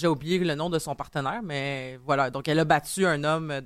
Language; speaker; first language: French; native; French